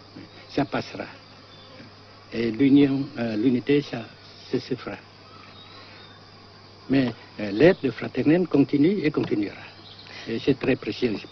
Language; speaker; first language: French; non-native, fluent; Vietnamese